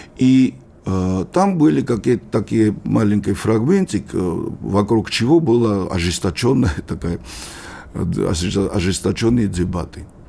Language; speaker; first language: Russian; non-native, local second language; Georgian